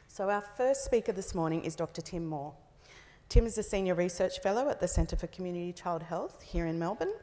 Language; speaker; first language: English; native; English